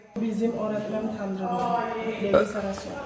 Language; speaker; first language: Turkish; non-native, learner; Indonesian